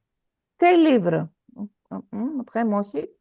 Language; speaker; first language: French; non-native, fluent; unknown